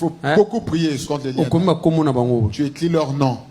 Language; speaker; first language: French; non-native, local second language; Lingala